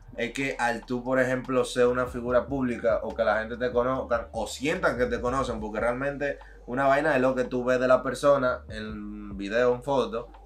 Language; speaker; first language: Spanish; native; Spanish